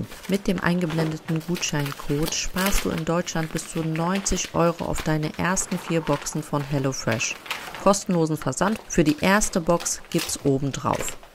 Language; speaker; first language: German; native; German